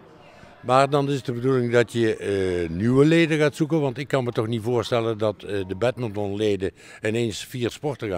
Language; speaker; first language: Dutch; native; Dutch